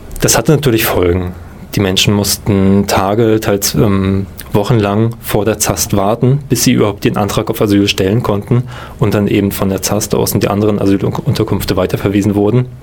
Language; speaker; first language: German; native; German